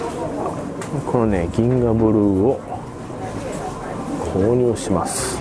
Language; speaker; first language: Japanese; native; Japanese